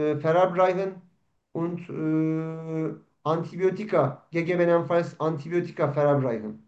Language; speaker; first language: German; non-native, learner; Turkish